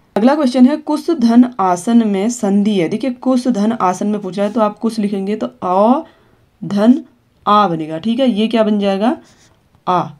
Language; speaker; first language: Hindi; native; Hindi